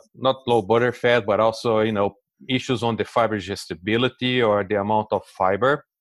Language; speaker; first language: English; non-native, fluent; Portuguese